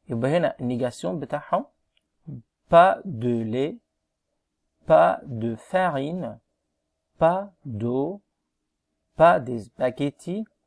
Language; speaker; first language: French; non-native, fluent; Arabic